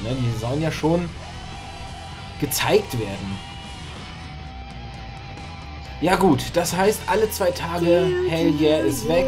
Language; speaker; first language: German; native; German